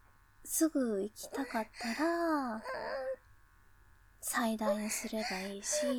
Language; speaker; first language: Japanese; native; Japanese